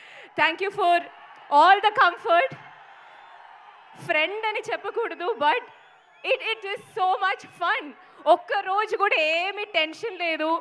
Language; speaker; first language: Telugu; non-native, fluent; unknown